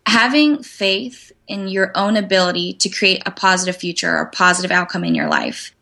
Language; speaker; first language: English; native; English